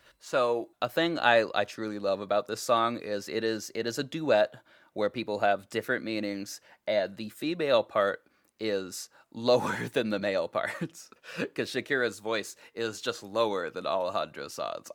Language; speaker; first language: English; native; English